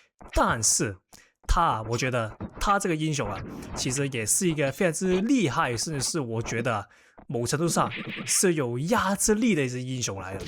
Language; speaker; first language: Chinese; non-native, local second language; Cantonese